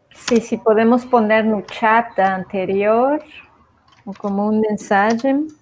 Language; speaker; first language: Portuguese; non-native, fluent; Spanish